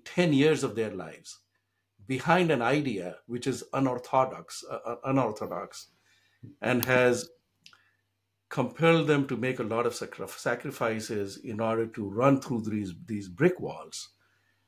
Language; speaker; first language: English; non-native, local second language; Hindi